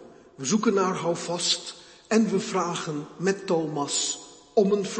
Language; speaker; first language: Dutch; native; Dutch